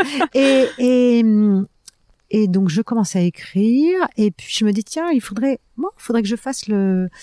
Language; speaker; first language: French; native; French